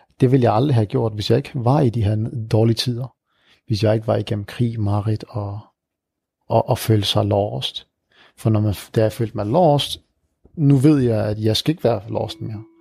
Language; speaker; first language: Danish; early bilingual, other home language; Arabic